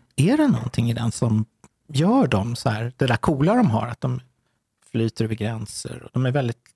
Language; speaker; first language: Swedish; native; Swedish